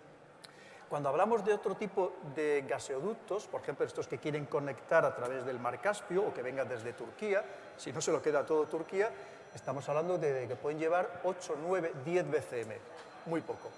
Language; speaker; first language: Spanish; native; Spanish